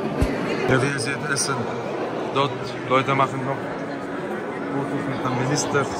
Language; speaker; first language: German; non-native, learner; Arabic